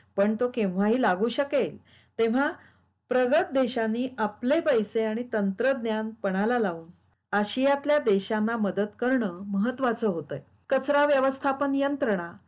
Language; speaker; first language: Marathi; native; Marathi